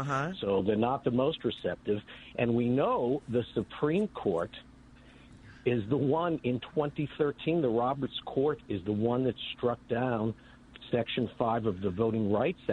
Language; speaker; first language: English; native; English